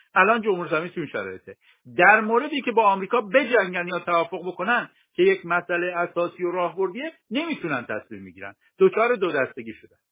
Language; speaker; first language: Persian; non-native, local second language; Kurdish